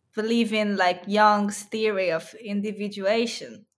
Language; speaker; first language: English; non-native, fluent; Chinese